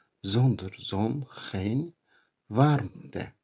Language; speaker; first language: Dutch; non-native, learner; Turkish